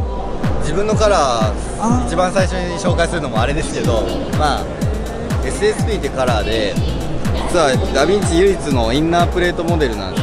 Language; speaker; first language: Japanese; native; Japanese